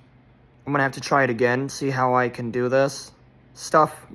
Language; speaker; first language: English; native; English